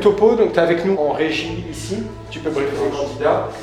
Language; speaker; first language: French; native; French